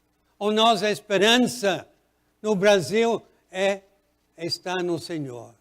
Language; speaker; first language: Portuguese; non-native, fluent; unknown